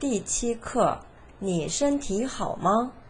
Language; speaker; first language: Chinese; non-native, fluent; Korean